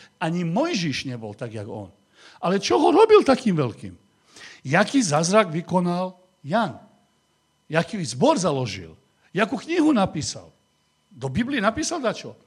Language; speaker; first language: Slovak; non-native, local second language; Hungarian